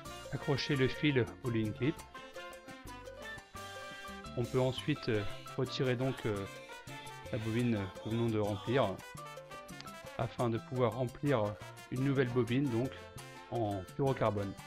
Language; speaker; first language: French; native; French